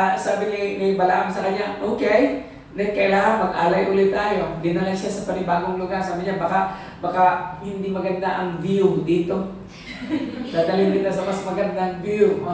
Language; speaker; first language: Filipino; native; Filipino